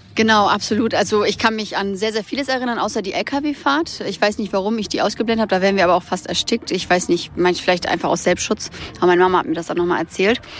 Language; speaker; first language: German; early bilingual, other home language; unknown